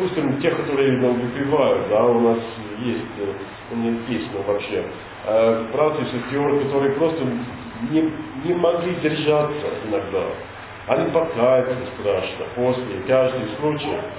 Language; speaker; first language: Russian; non-native, learner; English